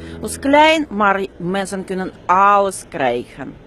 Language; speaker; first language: Dutch; non-native, learner; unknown